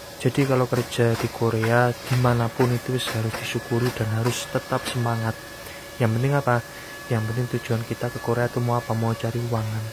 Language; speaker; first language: Indonesian; native; Indonesian